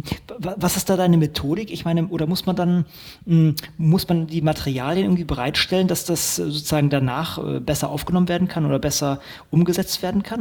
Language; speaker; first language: German; native; German